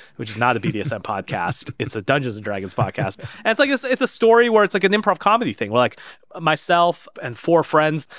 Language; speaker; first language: English; native; English